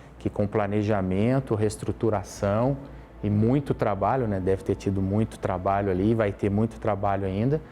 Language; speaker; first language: Portuguese; native; Portuguese